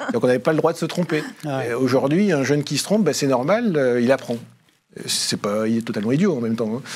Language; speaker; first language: French; native; French